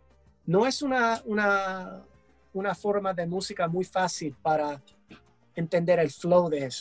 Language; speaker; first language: Spanish; early bilingual, heritage; English